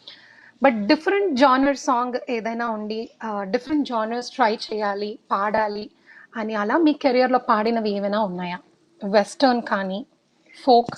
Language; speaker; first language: Telugu; native; Telugu